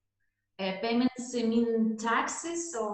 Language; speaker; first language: English; non-native, learner; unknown